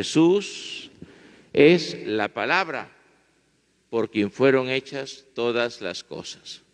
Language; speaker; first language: Spanish; native; Spanish